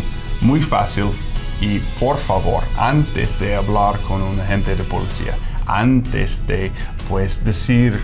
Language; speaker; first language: Spanish; non-native, fluent; English